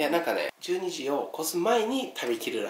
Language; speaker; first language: Japanese; native; Japanese